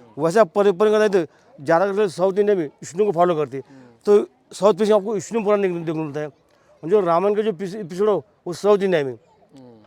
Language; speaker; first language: Hindi; non-native, local second language; Marathi